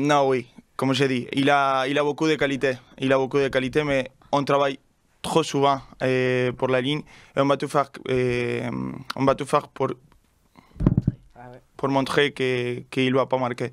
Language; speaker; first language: French; non-native, learner; Spanish